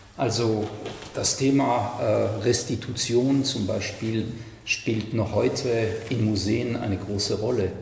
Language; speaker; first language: German; non-native, fluent; French